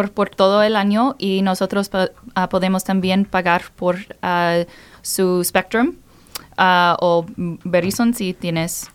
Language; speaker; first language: Spanish; non-native, learner; English